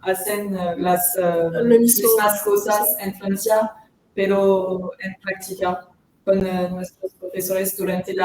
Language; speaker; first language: Spanish; non-native, learner; French